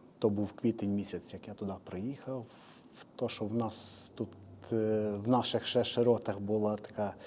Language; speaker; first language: Ukrainian; native; Ukrainian